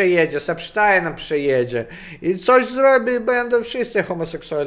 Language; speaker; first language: Polish; non-native, learner; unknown